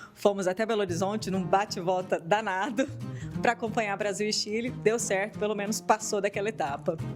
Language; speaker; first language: Portuguese; native; Portuguese